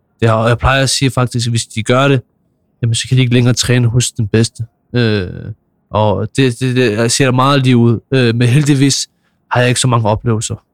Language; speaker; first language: Danish; early bilingual, other home language; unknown